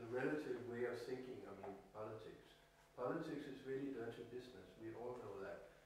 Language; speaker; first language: English; non-native, fluent; Danish